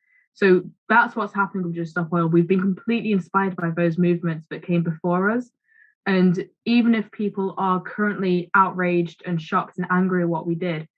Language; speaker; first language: English; native; English